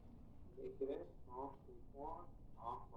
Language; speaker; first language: French; non-native, learner; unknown